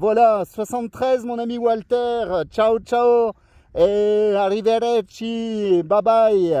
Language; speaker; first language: French; native; French